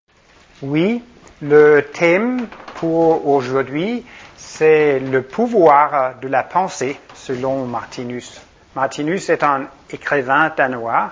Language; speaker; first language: French; non-native, fluent; Danish